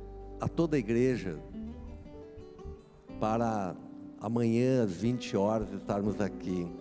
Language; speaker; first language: Portuguese; native; Portuguese